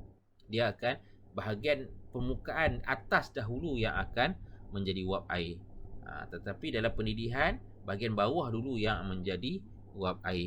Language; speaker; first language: Malay; native; Malay